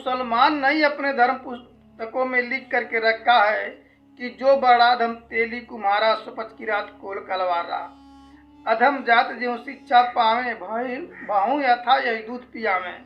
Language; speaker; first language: Hindi; native; Hindi